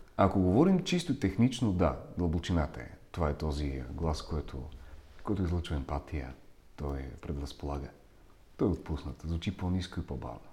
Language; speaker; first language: Bulgarian; non-native, fluent; Russian